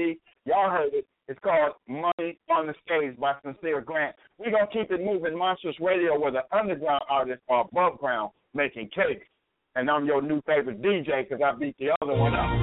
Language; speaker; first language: English; native; English